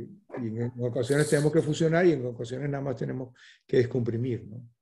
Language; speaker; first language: Spanish; native; Spanish